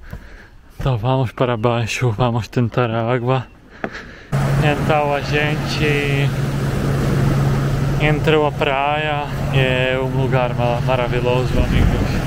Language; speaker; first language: Portuguese; non-native, fluent; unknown